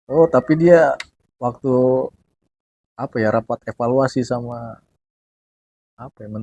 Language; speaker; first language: Indonesian; native; Indonesian